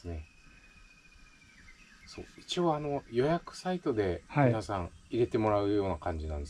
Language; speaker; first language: Japanese; native; Japanese